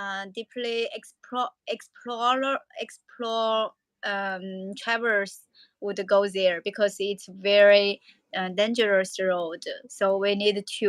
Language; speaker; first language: English; non-native, learner; Chinese